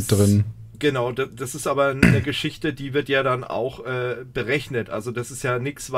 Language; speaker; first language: German; native; German